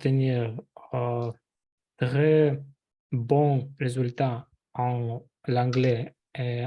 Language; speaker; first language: French; non-native, learner; Russian